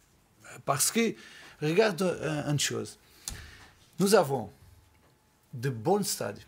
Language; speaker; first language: French; non-native, learner; Portuguese